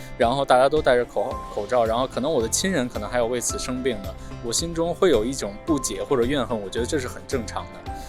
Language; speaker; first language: Chinese; native; Chinese